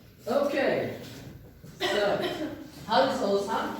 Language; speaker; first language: English; non-native, fluent; Turkish